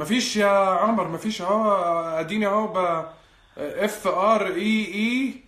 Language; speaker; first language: Arabic; native; Arabic